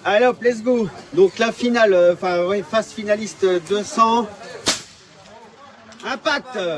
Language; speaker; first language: French; native; French